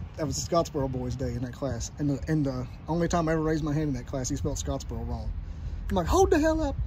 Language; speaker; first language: English; native; English